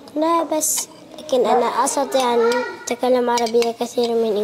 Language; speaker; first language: Arabic; early bilingual, other home language; Indonesian